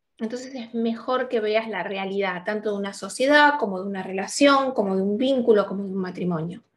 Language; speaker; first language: Spanish; native; Spanish